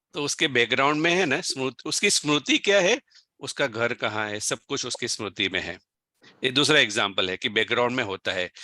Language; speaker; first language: Hindi; non-native, local second language; Gujarati